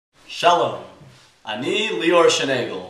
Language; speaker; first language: Hebrew; non-native, learner; English